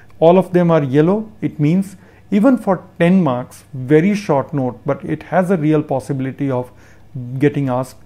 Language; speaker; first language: English; non-native, local second language; Hindi